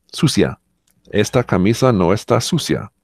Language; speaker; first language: Spanish; non-native, learner; English